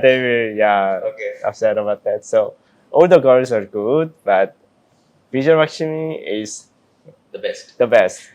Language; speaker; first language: English; non-native, learner; Korean